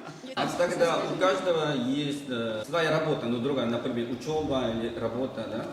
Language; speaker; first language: Russian; non-native, fluent; Korean